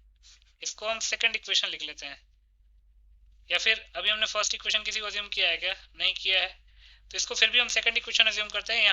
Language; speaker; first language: Hindi; native; Hindi